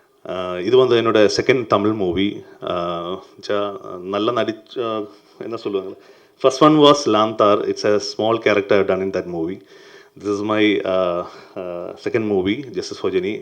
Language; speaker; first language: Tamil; non-native, learner; Malayalam